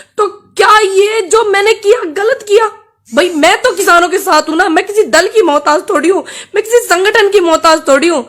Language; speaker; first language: Hindi; native; Hindi